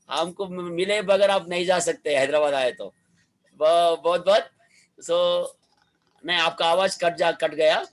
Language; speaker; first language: Hindi; non-native, local second language; Telugu